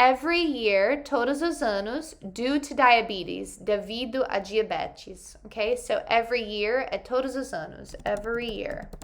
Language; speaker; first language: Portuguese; non-native, fluent; English